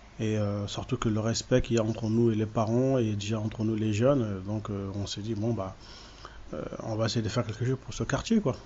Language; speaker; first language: French; early bilingual, other home language; Soninke